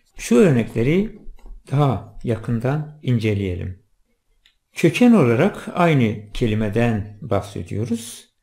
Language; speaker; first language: Turkish; non-native, local second language; Zaza